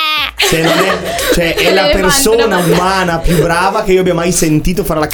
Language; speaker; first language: Italian; native; Italian